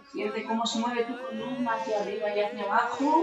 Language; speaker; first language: Spanish; native; Spanish